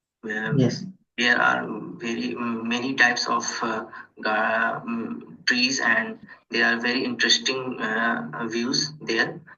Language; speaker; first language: English; non-native, learner; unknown